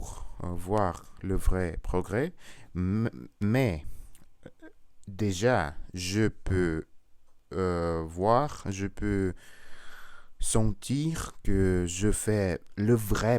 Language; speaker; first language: French; non-native, learner; Russian